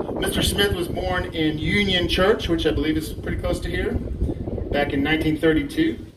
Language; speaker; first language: English; native; English